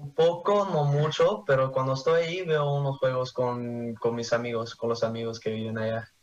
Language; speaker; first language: Spanish; early bilingual, heritage; Spanish